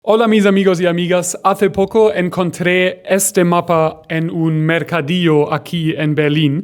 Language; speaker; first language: Spanish; non-native, learner; German